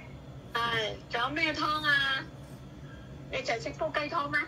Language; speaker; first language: Cantonese; native; Cantonese